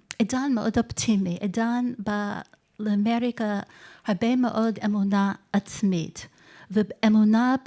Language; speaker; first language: Hebrew; non-native, fluent; English